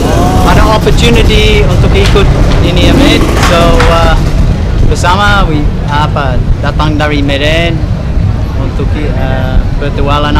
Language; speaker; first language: Indonesian; non-native, learner; English